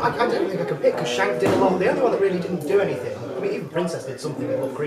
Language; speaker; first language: English; native; English